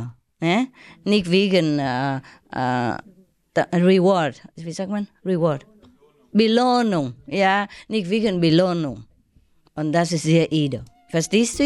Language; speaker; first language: German; non-native, learner; Vietnamese